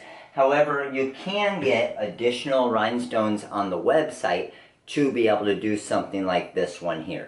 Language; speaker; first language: English; native; English